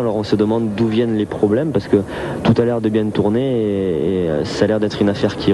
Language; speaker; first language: French; native; French